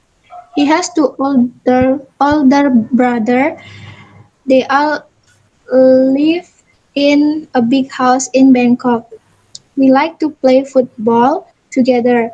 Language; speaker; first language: English; non-native, learner; Indonesian